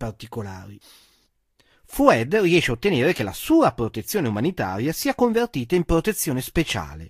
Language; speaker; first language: Italian; native; Italian